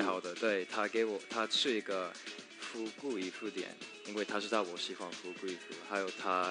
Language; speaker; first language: Chinese; non-native, learner; English